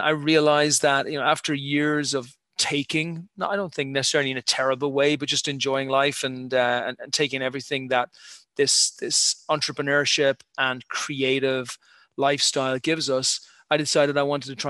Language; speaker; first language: English; native; English